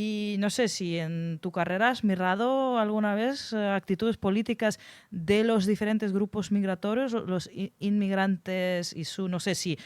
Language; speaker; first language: Spanish; non-native, fluent; Russian